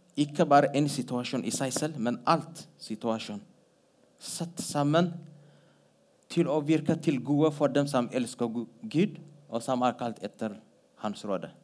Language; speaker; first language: Norwegian; non-native, fluent; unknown